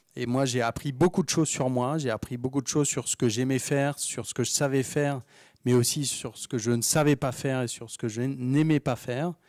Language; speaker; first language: French; native; French